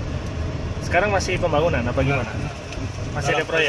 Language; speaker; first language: Indonesian; native; Indonesian